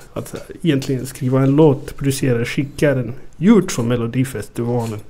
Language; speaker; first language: Swedish; early bilingual, other home language; Amharic